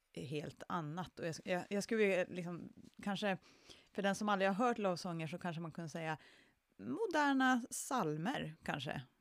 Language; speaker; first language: Swedish; native; Swedish